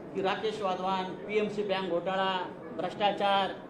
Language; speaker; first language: Hindi; non-native, local second language; Marathi